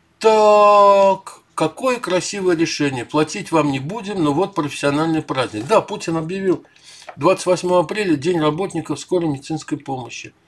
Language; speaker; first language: Russian; native; Russian